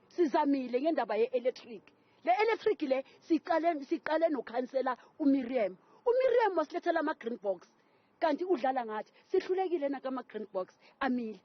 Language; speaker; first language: Zulu; native; Zulu